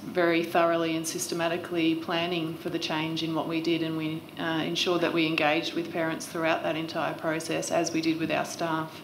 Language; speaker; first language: English; native; English